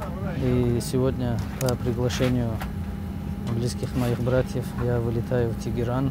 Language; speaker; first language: Russian; native; Russian